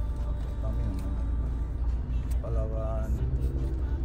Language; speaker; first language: Filipino; non-native, learner; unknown